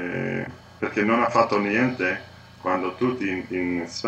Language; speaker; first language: Italian; non-native, learner; English